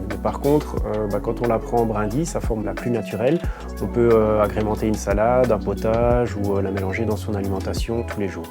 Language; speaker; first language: French; native; French